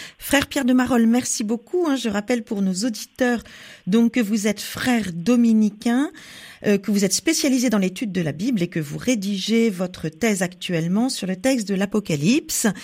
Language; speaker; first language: French; native; French